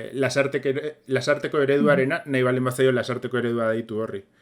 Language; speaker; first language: Basque; non-native, local second language; Spanish